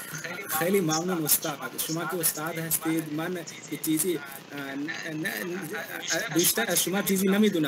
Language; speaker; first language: Persian; non-native, learner; Hindi